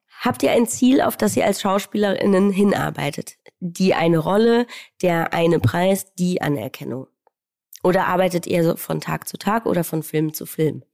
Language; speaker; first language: German; native; German